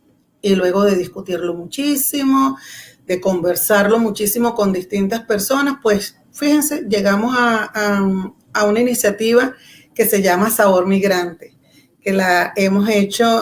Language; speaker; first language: Spanish; native; Spanish